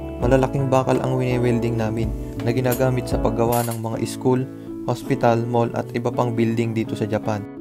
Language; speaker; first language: Filipino; native; Filipino